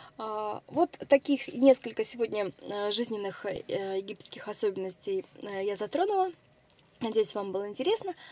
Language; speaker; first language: Russian; native; Russian